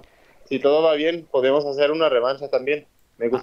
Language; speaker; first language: Spanish; early bilingual, heritage; Spanish